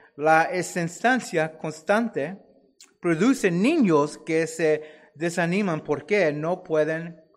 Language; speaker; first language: Spanish; non-native, fluent; English